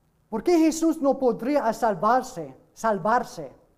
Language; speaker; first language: Spanish; non-native, learner; English